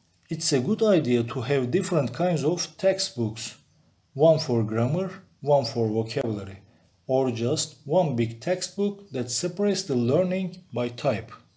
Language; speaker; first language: English; non-native, fluent; Turkish